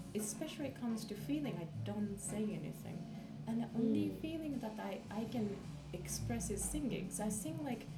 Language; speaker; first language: English; non-native, fluent; Japanese